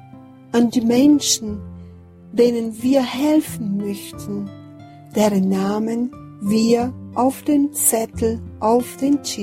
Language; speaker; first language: German; non-native, fluent; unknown